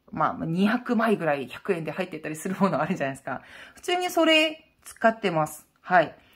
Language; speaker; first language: Japanese; non-native, fluent; Korean